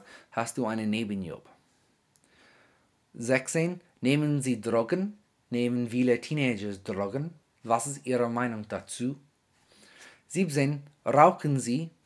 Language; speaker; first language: German; non-native, fluent; English